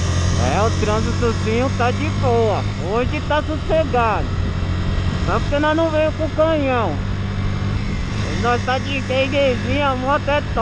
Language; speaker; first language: Portuguese; native; Portuguese